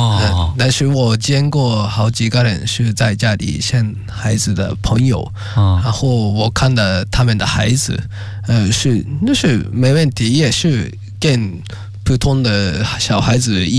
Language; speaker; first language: Chinese; non-native, fluent; Japanese